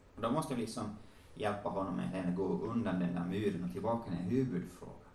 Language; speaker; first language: Swedish; native; Swedish